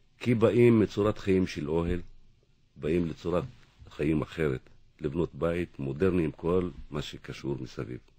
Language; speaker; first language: Hebrew; non-native, local second language; Arabic